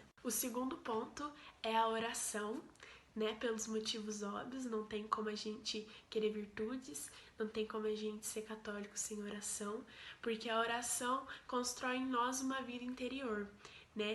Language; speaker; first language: Portuguese; native; Portuguese